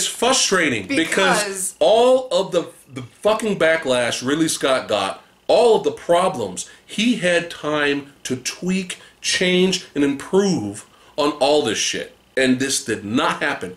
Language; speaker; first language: English; native; English